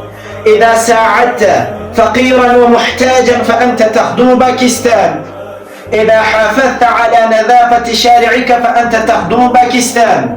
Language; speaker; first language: Arabic; non-native, learner; Urdu